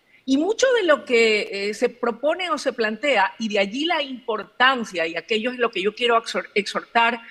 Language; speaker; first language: Spanish; native; Spanish